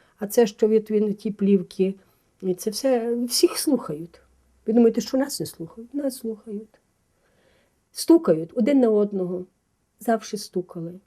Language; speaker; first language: Ukrainian; native; Ukrainian